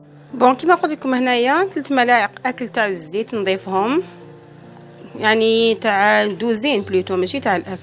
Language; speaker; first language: Arabic; native; Arabic